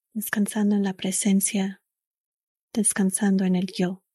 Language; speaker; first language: Spanish; early bilingual, other home language; English